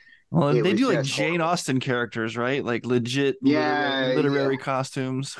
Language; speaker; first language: English; native; English